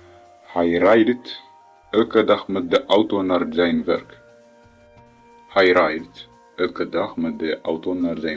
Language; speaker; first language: Dutch; non-native, learner; Tigrinya